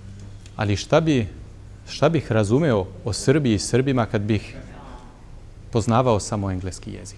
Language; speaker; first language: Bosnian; non-native, fluent; French